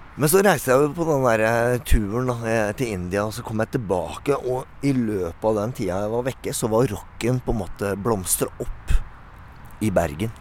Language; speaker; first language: Norwegian; native; Norwegian